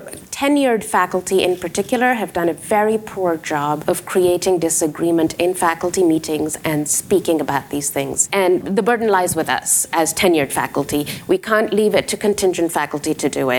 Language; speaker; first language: English; non-native, local second language; Urdu